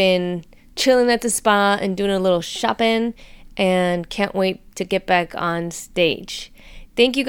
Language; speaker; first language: English; native; English